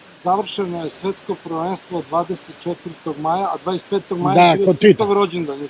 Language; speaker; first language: Serbian; native; Serbian